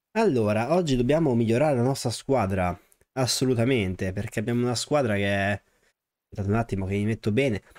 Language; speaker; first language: Italian; native; Italian